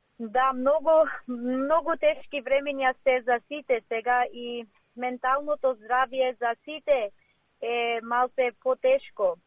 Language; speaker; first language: Macedonian; early bilingual, heritage; Macedonian